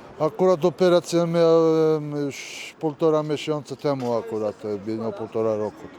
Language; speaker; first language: Polish; non-native, learner; Georgian